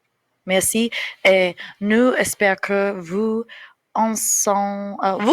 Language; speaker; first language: French; non-native, learner; English